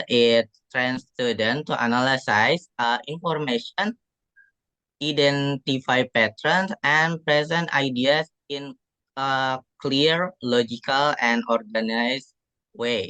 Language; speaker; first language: English; non-native, learner; Indonesian